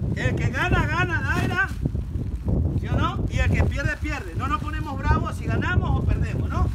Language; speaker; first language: Spanish; native; Spanish